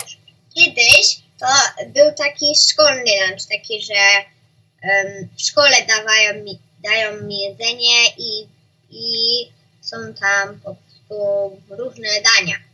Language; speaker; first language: Polish; early bilingual, heritage; Polish